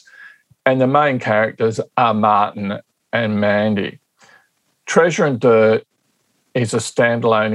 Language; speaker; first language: English; native; English